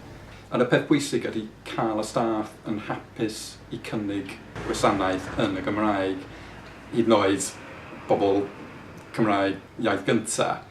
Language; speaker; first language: Welsh; non-native, fluent; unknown